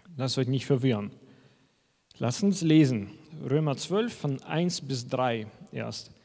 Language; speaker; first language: German; non-native, fluent; Russian